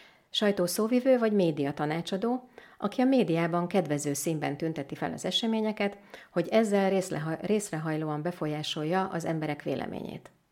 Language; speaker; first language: Hungarian; native; Hungarian